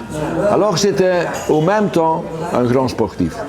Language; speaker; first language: French; non-native, local second language; Dutch